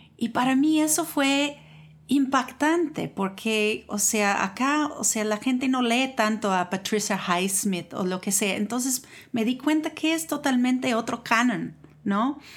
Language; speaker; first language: Spanish; non-native, fluent; English